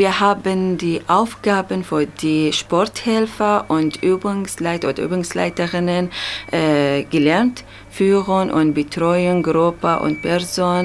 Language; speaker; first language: German; non-native, learner; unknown